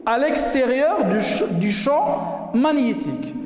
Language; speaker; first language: French; non-native, local second language; Arabic